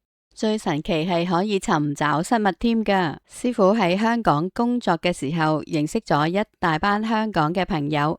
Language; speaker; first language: Cantonese; native; Cantonese